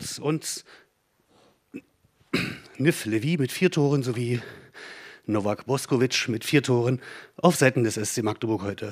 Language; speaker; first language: German; native; German